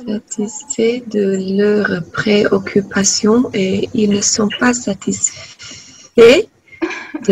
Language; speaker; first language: French; non-native, learner; Chinese